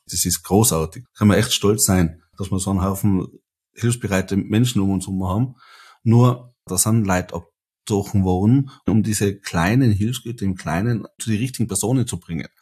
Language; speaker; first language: German; native; German